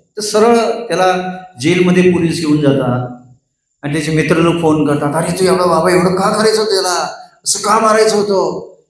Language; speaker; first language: Marathi; non-native, local second language; Hindi